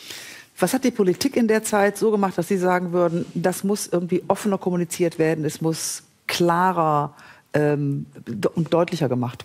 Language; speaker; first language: German; native; German